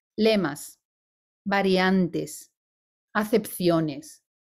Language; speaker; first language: Spanish; native; Spanish